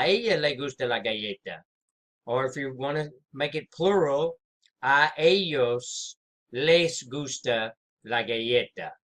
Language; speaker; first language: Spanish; non-native, fluent; English